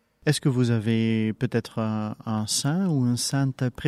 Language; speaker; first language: French; non-native, local second language; Dutch